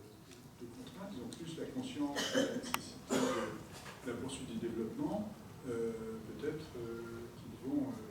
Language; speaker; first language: French; native; French